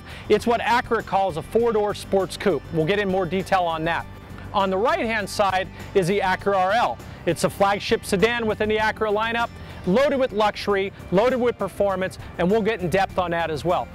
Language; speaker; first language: English; native; English